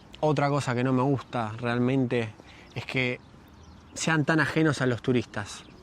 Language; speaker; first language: Spanish; native; Spanish